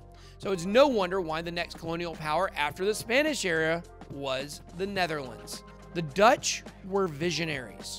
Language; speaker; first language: English; native; English